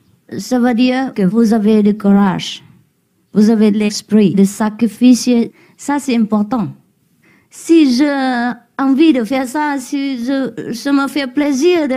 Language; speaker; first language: French; non-native, learner; Vietnamese